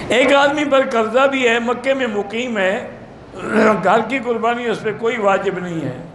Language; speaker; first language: Urdu; native; Urdu